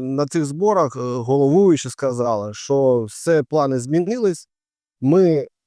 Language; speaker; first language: Ukrainian; native; Ukrainian